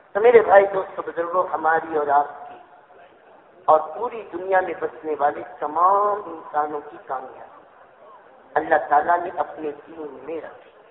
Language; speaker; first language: Urdu; native; Urdu